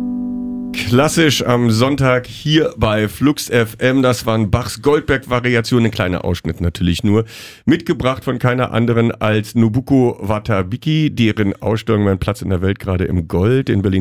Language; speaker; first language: German; native; German